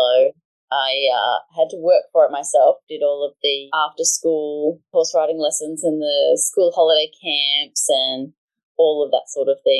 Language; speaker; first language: English; native; English